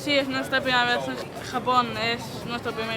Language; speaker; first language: Spanish; early bilingual, other home language; Hebrew